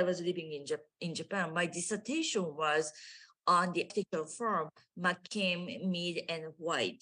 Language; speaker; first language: English; non-native, fluent; Japanese